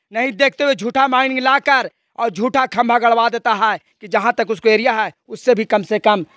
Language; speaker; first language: Hindi; native; Hindi